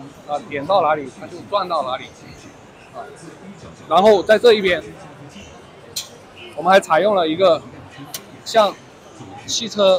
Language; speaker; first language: Chinese; native; Chinese